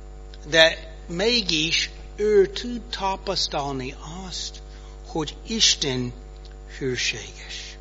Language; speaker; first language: Hungarian; non-native, fluent; English